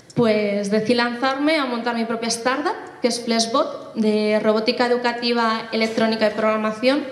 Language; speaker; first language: Spanish; native; Spanish